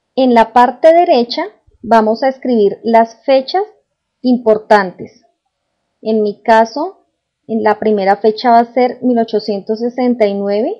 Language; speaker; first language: Spanish; native; Spanish